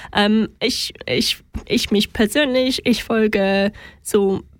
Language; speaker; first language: German; non-native, fluent; English